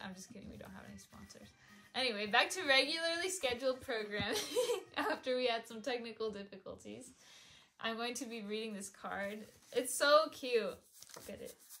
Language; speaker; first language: English; early bilingual, other home language; Spanish